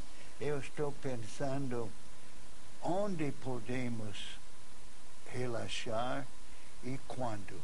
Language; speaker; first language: Portuguese; non-native, fluent; English